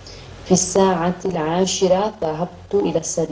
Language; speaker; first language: Arabic; non-native, learner; Italian